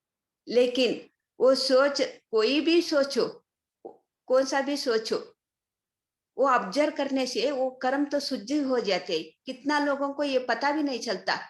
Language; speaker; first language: Hindi; non-native, local second language; Kannada